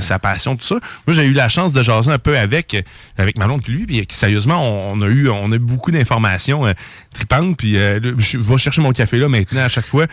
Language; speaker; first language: French; native; French